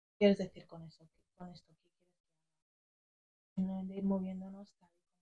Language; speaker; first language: Spanish; early bilingual, other home language; English